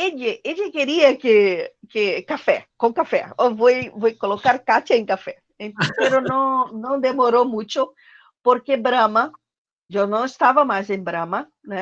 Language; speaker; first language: Portuguese; non-native, learner; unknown